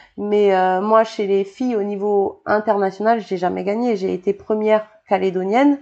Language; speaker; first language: French; native; French